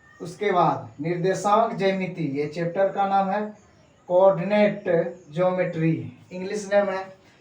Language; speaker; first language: Hindi; native; Hindi